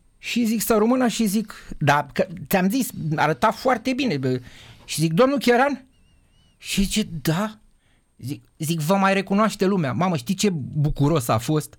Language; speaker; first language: Romanian; native; Romanian